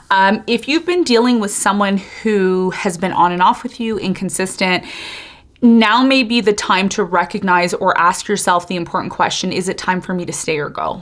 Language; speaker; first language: English; native; English